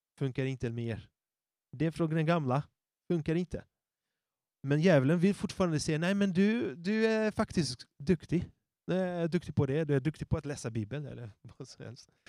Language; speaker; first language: Swedish; non-native, fluent; Portuguese